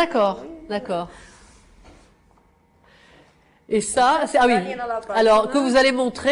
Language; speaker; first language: French; native; French